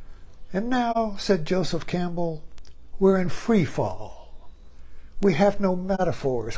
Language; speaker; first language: English; native; English